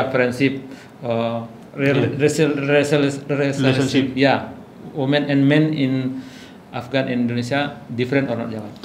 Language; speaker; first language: English; non-native, learner; Indonesian